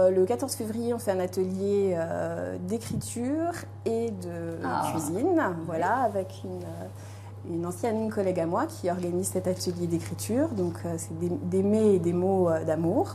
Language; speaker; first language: French; native; French